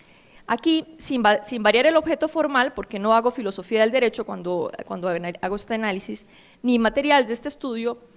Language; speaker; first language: Spanish; native; Spanish